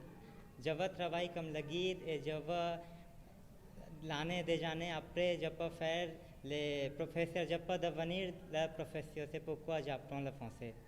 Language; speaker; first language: French; non-native, learner; Hindi